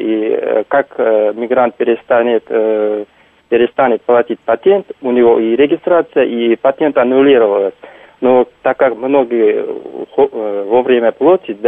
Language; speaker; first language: Russian; non-native, fluent; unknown